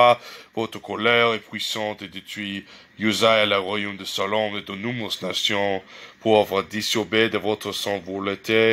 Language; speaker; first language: French; non-native, learner; English